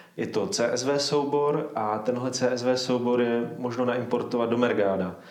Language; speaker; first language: Czech; native; Czech